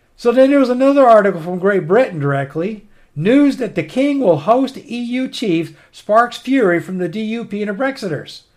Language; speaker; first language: English; native; English